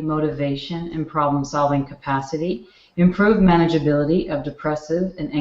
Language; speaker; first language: English; native; English